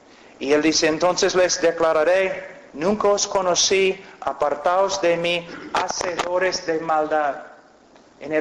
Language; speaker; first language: Spanish; non-native, fluent; English